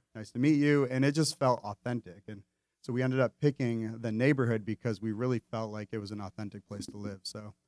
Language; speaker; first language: English; native; English